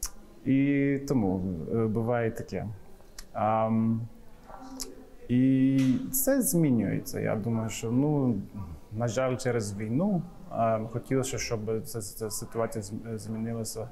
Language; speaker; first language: Ukrainian; non-native, fluent; English